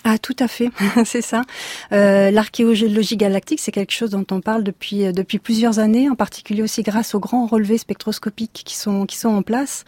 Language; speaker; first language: French; native; French